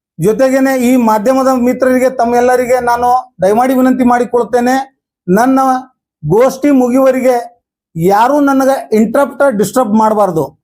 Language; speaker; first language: Kannada; non-native, local second language; Urdu